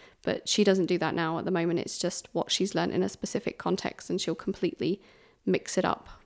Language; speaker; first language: English; native; English